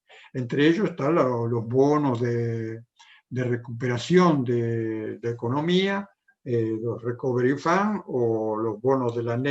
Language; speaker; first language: Spanish; non-native, fluent; Italian